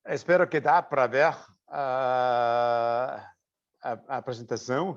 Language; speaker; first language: Portuguese; non-native, fluent; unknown